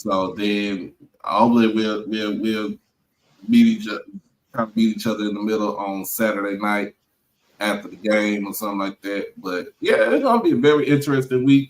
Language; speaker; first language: English; native; English